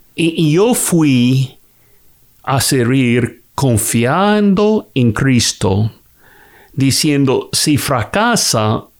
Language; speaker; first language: Spanish; non-native, fluent; English